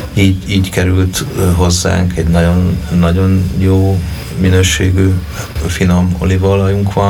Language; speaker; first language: Hungarian; native; Hungarian